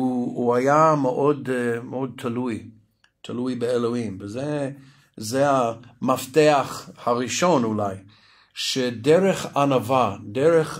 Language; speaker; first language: Hebrew; non-native, fluent; English